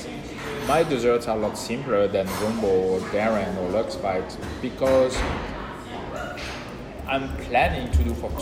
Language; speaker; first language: English; non-native, fluent; French